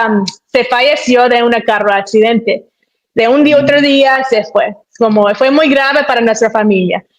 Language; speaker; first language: Spanish; early bilingual, heritage; Spanish